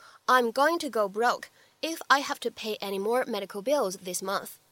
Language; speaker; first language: English; non-native, fluent; Chinese